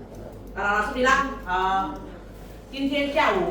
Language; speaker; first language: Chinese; non-native, fluent; Indonesian